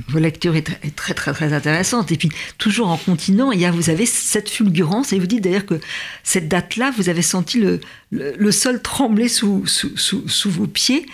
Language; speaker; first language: French; native; French